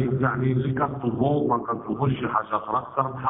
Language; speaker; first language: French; non-native, learner; Arabic